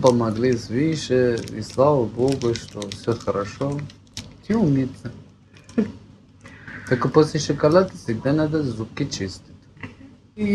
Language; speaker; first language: Russian; non-native, fluent; Persian